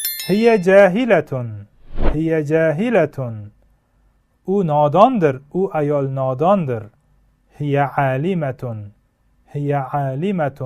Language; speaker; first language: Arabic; non-native, fluent; Uzbek